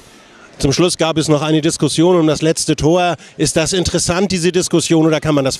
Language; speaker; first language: German; native; German